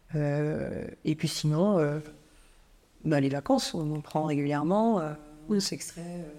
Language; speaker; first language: French; native; French